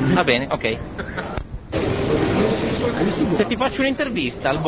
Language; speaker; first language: Italian; native; Italian